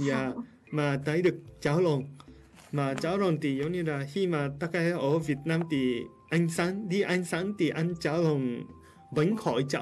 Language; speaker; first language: Vietnamese; non-native, fluent; Japanese